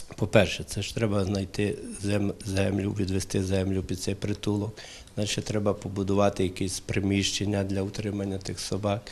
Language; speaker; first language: Ukrainian; native; Ukrainian